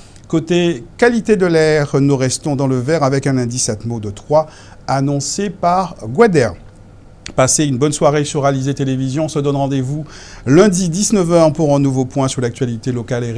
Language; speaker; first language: French; native; French